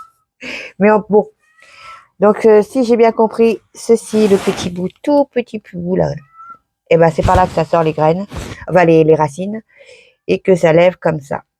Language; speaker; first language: French; native; French